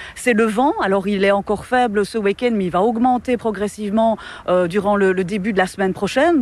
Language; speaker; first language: French; native; French